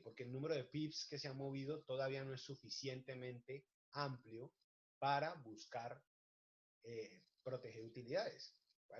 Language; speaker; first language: Spanish; native; Spanish